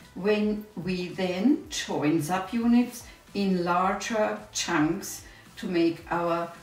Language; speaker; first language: English; non-native, fluent; German